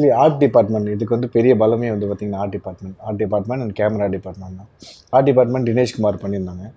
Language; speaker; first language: Tamil; native; Tamil